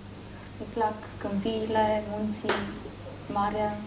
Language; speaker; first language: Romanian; non-native, learner; French